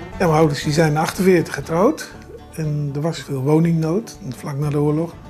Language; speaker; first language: Dutch; native; Dutch